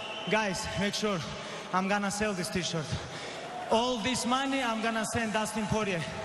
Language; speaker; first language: English; non-native, learner; Avaric